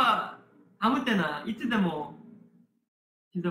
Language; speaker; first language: Japanese; non-native, learner; Korean